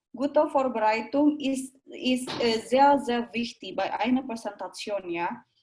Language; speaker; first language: German; non-native, learner; Indonesian